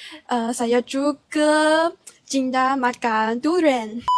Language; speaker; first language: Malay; non-native, learner; Chinese